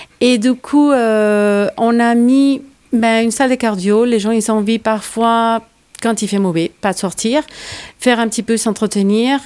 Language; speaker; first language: French; non-native, fluent; Spanish